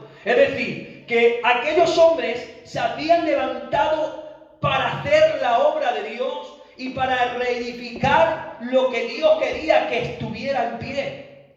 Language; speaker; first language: Spanish; native; Spanish